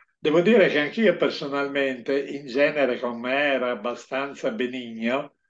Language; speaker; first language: Italian; non-native, local second language; Friulian